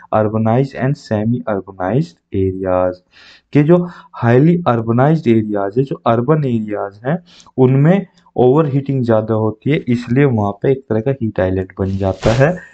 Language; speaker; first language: Hindi; native; Hindi